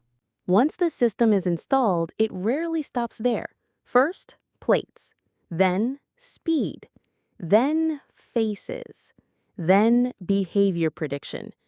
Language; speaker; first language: English; native; English